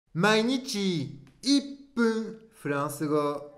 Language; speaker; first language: Japanese; non-native, fluent; French